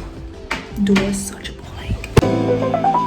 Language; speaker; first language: English; native; English